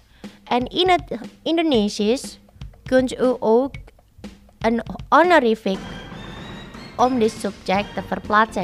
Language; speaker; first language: Dutch; non-native, fluent; Indonesian